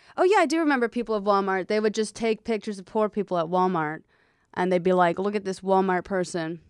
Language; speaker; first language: English; native; English